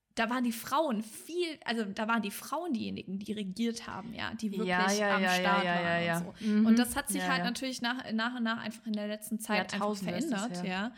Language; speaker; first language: German; native; German